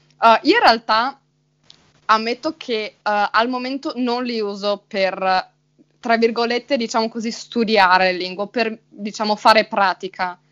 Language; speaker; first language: Italian; native; Italian